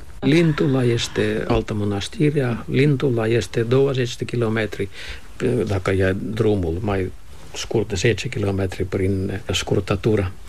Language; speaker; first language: Romanian; non-native, fluent; Finnish